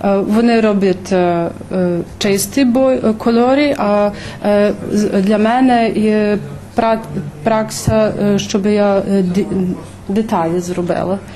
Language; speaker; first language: Ukrainian; early bilingual, heritage; Ukrainian